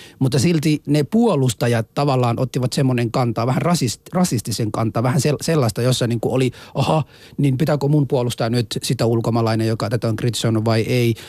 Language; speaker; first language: Finnish; non-native, fluent; Somali